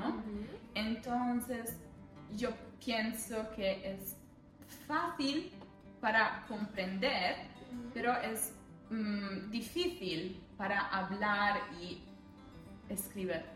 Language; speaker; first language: Spanish; non-native, fluent; Italian